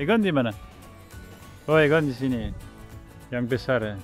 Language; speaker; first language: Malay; non-native, learner; French